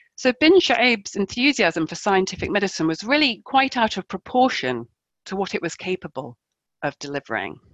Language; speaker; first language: English; native; English